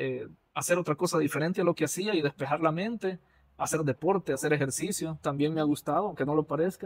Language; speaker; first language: Spanish; native; Spanish